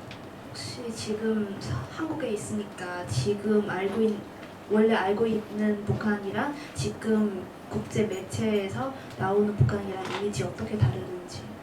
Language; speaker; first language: Korean; non-native, fluent; Cantonese